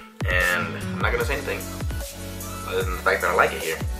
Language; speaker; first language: English; early bilingual, other home language; Spanish